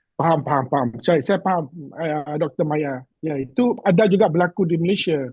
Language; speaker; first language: Malay; native; Malay